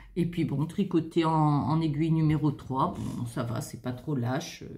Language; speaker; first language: French; native; French